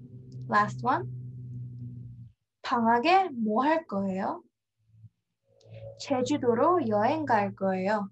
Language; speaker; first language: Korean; non-native, fluent; English